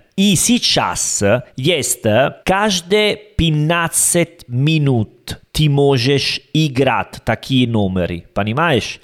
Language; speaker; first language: Russian; non-native, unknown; Italian